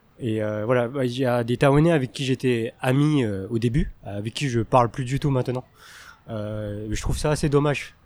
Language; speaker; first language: French; early bilingual, other home language; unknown